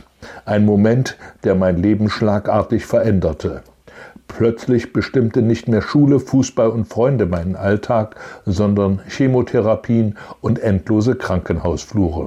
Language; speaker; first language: German; native; German